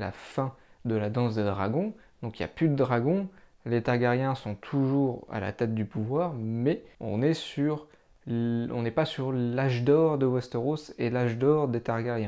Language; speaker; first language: French; native; French